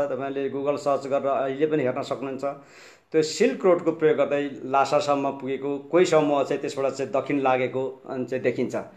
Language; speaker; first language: Nepali; non-native, local second language; Limburgish